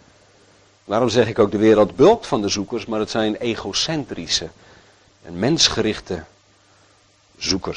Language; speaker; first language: Dutch; native; Dutch